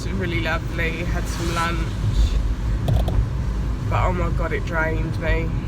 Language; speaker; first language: English; native; English